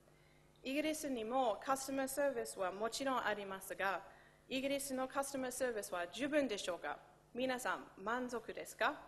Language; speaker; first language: Japanese; non-native, fluent; English